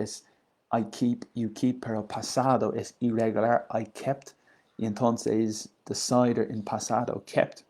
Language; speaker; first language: Spanish; non-native, learner; English